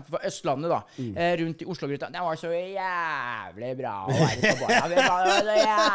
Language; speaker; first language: Norwegian; native; Norwegian